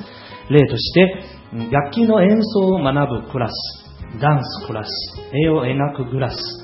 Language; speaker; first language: Japanese; non-native, fluent; Chinese